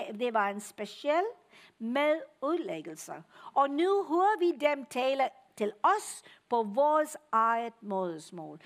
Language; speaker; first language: Danish; non-native, fluent; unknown